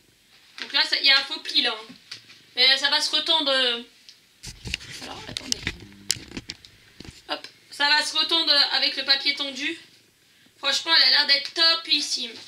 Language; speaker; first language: French; native; French